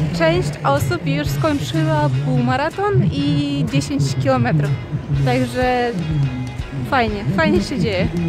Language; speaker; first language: Polish; non-native, fluent; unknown